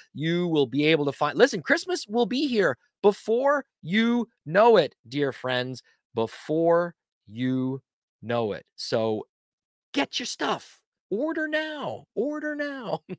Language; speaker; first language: English; native; English